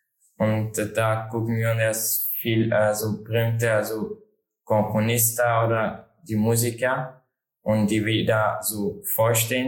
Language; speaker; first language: German; non-native, learner; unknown